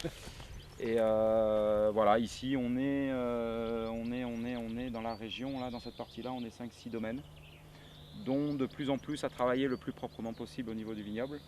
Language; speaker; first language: French; native; French